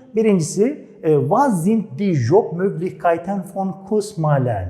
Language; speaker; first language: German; non-native, fluent; Turkish